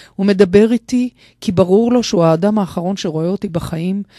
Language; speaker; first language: Hebrew; native; Hebrew